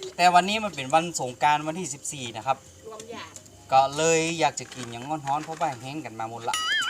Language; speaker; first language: Thai; native; Thai